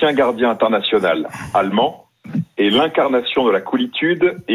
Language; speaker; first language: French; native; French